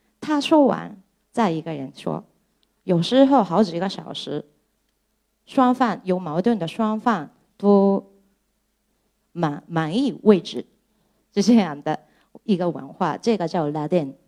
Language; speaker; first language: Chinese; non-native, fluent; Japanese